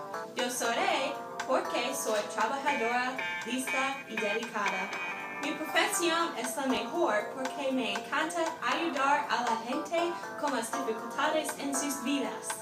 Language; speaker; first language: Spanish; non-native, learner; English